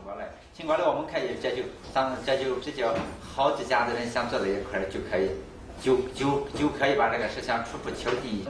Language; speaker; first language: Chinese; native; Chinese